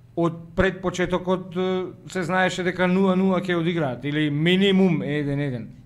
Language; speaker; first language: Macedonian; native; Macedonian